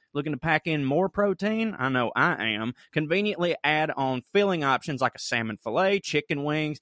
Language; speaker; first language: English; native; English